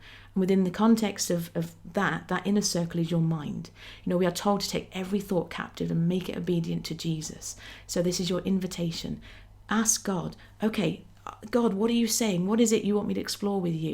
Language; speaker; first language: English; native; English